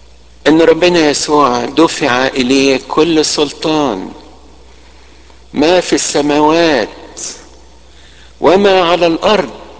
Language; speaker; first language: Arabic; native; Arabic